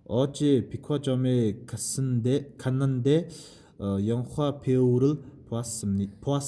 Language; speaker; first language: Korean; non-native, fluent; Mongolian